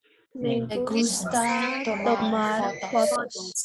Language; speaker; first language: Spanish; non-native, learner; Filipino